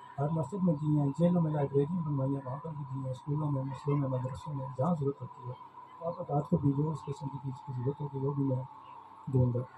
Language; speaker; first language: Urdu; non-native, local second language; Punjabi